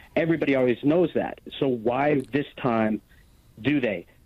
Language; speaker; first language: English; native; English